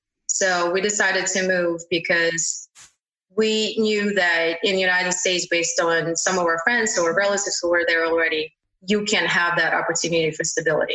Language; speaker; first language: English; non-native, fluent; Uzbek